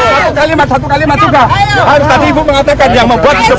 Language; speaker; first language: Indonesian; native; Indonesian